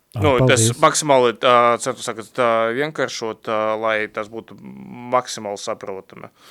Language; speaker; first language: Latvian; non-native, local second language; Russian